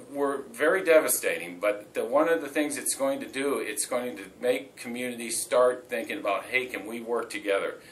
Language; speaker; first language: English; native; English